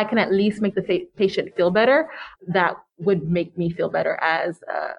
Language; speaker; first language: English; native; English